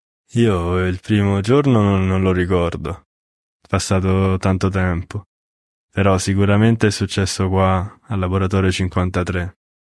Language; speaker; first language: Italian; native; Italian